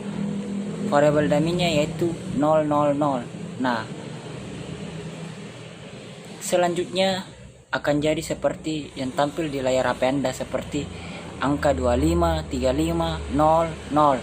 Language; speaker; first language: Indonesian; native; Indonesian